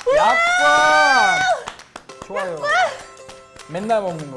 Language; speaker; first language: Korean; non-native, fluent; German